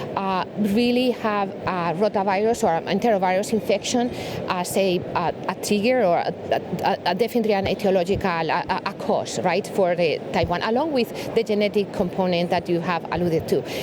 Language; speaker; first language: English; non-native, fluent; Spanish